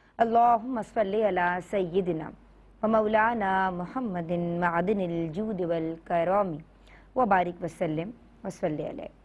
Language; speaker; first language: Urdu; native; Urdu